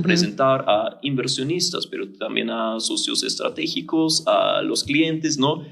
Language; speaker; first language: Spanish; non-native, fluent; German